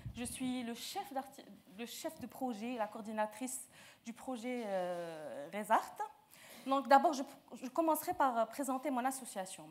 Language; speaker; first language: French; non-native, local second language; Arabic